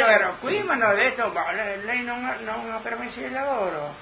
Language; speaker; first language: Italian; non-native, local second language; Friulian